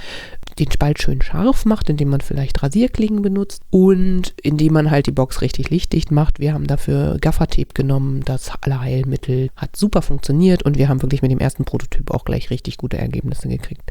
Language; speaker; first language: German; native; German